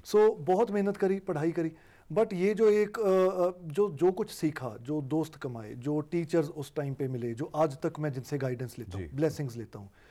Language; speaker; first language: Hindi; non-native, local second language; Punjabi